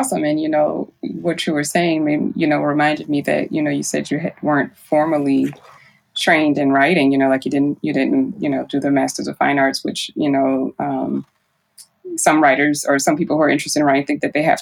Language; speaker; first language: English; native; English